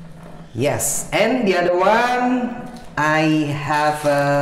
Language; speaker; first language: English; non-native, learner; Indonesian